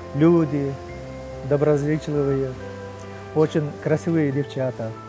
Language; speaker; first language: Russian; non-native, local second language; Uzbek